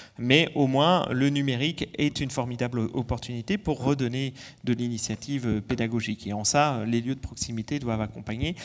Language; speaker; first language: French; native; French